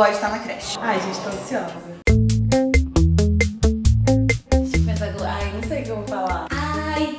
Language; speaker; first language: Portuguese; native; Portuguese